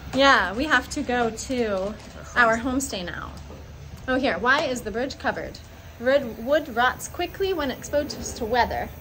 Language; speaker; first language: English; native; English